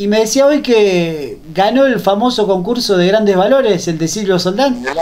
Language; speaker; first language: Spanish; native; Spanish